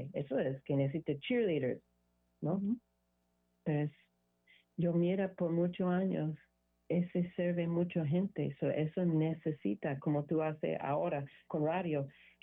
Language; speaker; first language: Spanish; non-native, learner; English